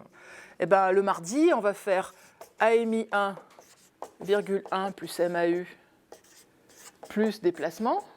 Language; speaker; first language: French; native; French